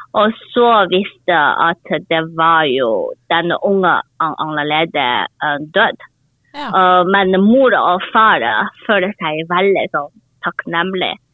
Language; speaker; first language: Norwegian; non-native, learner; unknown